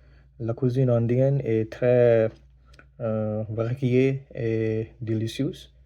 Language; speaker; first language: French; non-native, learner; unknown